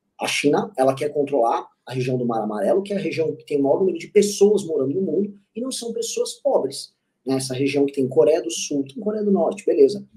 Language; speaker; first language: Portuguese; native; Portuguese